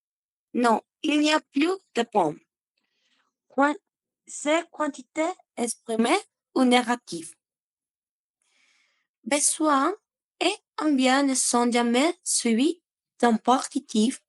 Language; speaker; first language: French; non-native, learner; Spanish